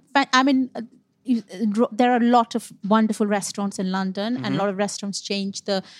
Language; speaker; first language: English; non-native, local second language; Punjabi